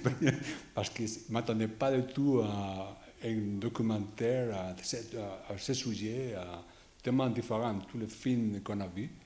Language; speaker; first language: French; non-native, fluent; Spanish